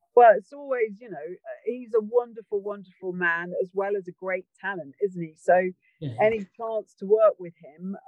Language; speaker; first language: English; native; English